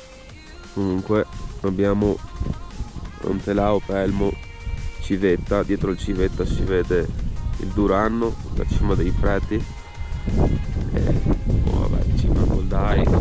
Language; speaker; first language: Italian; native; Italian